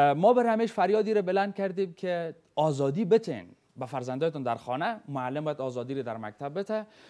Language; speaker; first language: Persian; native; Persian